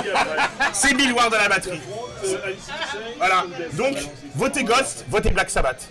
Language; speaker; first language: French; native; French